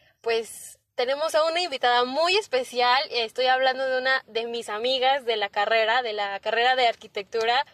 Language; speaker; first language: Spanish; native; Spanish